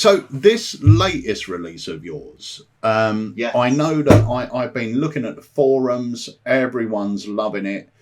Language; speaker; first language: English; native; English